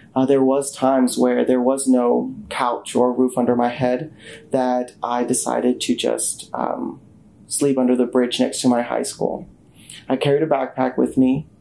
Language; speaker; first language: English; native; English